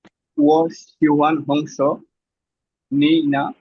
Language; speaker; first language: Chinese; non-native, learner; Bangla